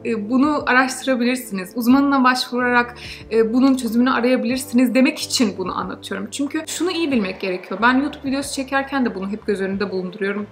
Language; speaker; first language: Turkish; early bilingual, heritage; Turkish